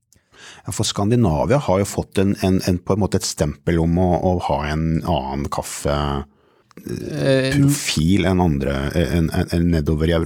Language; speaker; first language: Norwegian; native; Norwegian